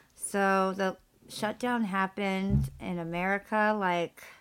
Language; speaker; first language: English; native; English